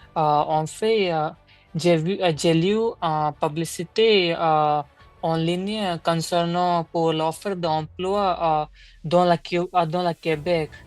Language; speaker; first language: French; non-native, learner; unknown